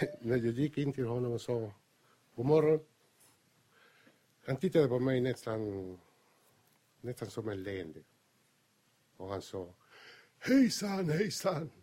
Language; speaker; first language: Swedish; non-native, fluent; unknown